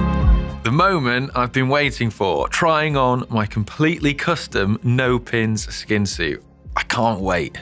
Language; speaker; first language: English; native; English